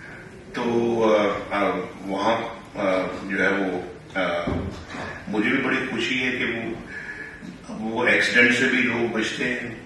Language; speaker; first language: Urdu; non-native, local second language; Punjabi